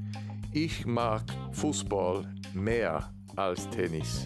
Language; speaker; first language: German; non-native, learner; Spanish